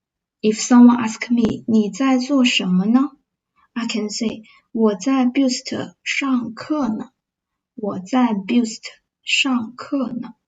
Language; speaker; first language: Chinese; non-native, fluent; English